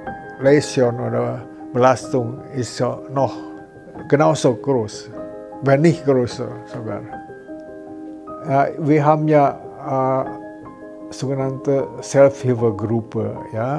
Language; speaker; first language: German; non-native, fluent; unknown